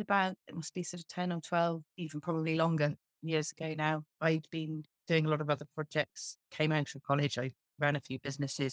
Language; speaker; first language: English; native; English